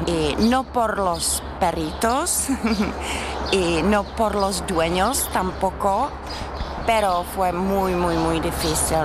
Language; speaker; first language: Spanish; non-native, fluent; Czech